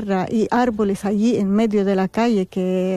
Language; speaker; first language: Spanish; non-native, fluent; Arabic